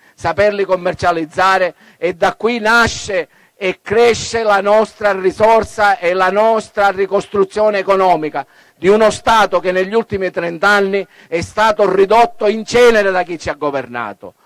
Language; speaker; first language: Italian; native; Italian